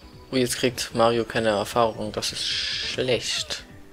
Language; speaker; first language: German; native; German